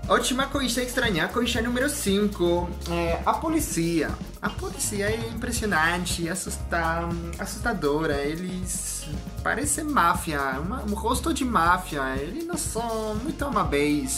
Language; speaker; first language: Portuguese; non-native, learner; French